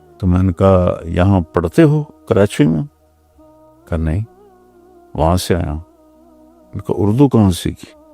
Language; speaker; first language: Urdu; non-native, local second language; Punjabi